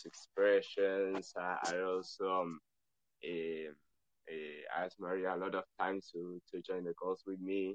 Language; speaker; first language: English; non-native, fluent; Spanish